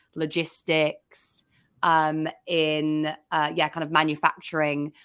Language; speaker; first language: English; native; English